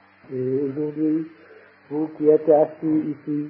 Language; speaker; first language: French; non-native, fluent; Vietnamese